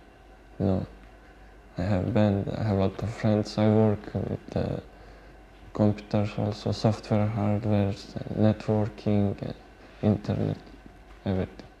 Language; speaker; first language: English; non-native, learner; Bosnian